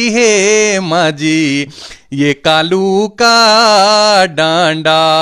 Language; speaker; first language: Hindi; non-native, local second language; Garhwali